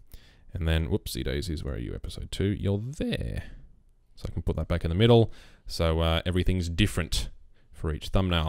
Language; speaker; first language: English; native; English